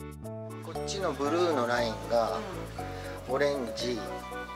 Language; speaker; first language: Japanese; native; Japanese